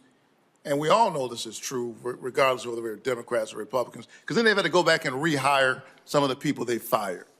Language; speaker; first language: English; native; English